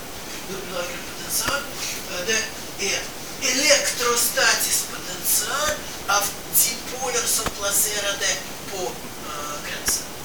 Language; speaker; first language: Swedish; non-native, fluent; Russian